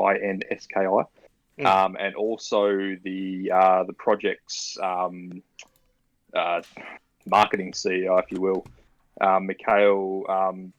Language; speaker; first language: English; native; English